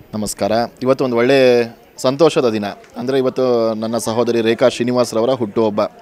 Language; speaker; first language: Kannada; native; Kannada